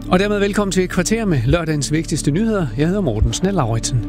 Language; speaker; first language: Danish; native; Danish